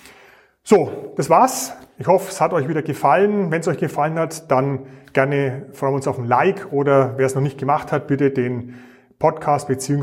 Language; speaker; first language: German; native; German